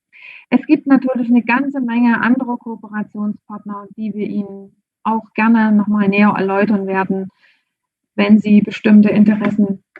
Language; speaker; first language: German; native; German